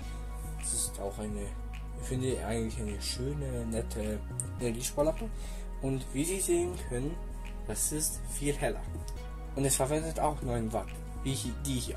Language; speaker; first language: German; non-native, fluent; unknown